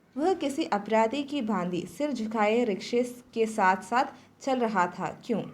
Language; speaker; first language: Hindi; non-native, local second language; Malayalam